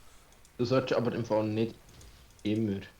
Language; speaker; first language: German; native; German